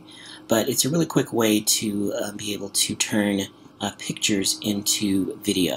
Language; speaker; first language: English; native; English